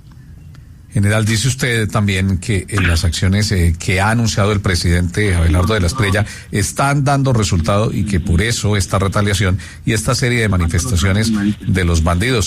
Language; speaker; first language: Spanish; native; Spanish